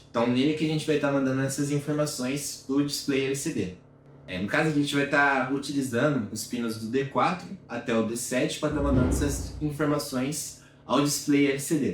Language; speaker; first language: Portuguese; native; Portuguese